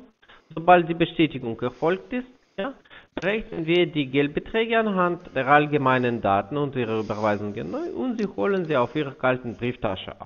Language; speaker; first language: German; non-native, fluent; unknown